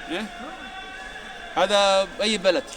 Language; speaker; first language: Arabic; non-native, learner; Somali